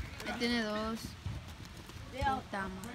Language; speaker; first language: Spanish; early bilingual, heritage; Spanish